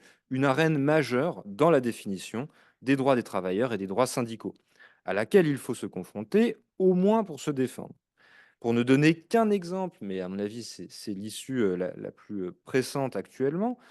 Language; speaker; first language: French; native; French